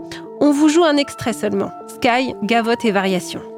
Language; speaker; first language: French; native; French